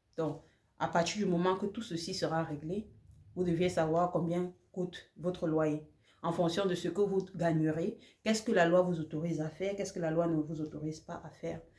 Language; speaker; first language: French; native; French